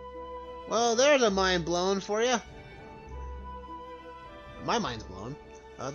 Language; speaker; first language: English; native; English